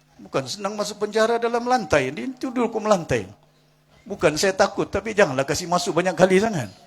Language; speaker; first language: Malay; non-native, local second language; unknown